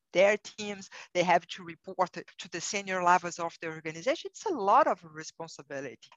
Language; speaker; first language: English; non-native, fluent; Portuguese